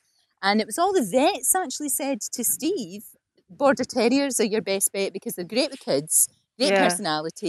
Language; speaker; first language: English; native; English